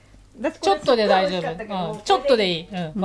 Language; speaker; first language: Japanese; native; Japanese